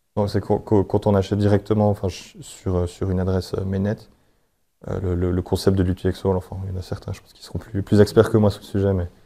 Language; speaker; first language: French; native; French